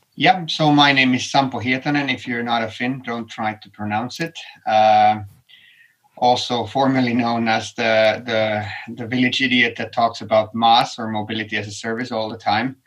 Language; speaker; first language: English; non-native, fluent; Finnish